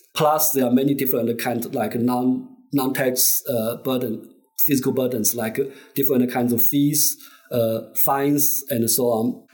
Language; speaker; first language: English; non-native, fluent; Chinese